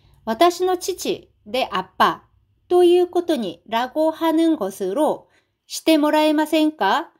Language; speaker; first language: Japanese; non-native, fluent; Korean